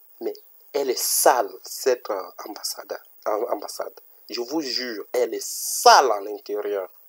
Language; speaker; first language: French; native; French